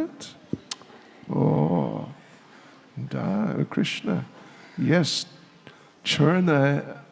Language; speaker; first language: Russian; non-native, learner; English